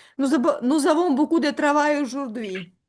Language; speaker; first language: French; non-native, learner; Ukrainian